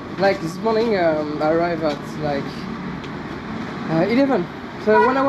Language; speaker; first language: English; non-native, learner; French